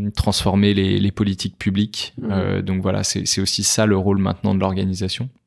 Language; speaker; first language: French; native; French